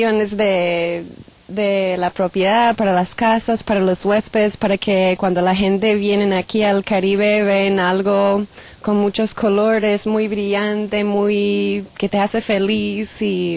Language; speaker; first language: Spanish; non-native, fluent; English